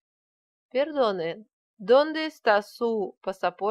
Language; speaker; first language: Spanish; non-native, learner; Russian